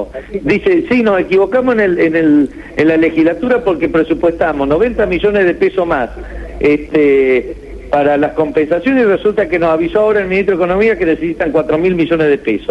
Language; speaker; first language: Spanish; native; Spanish